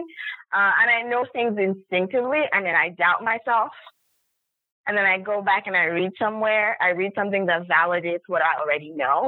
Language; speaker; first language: English; non-native, local second language; Yoruba